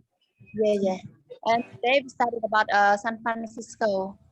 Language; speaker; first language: English; non-native, learner; Khmer